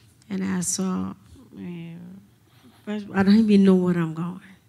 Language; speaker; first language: English; non-native, fluent; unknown